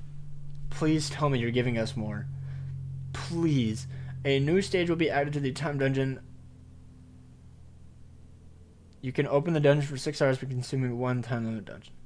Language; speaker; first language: English; native; English